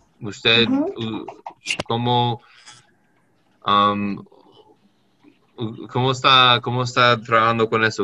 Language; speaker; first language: Spanish; non-native, learner; English